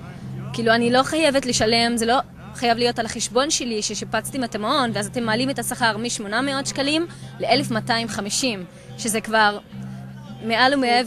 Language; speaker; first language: Hebrew; native; Hebrew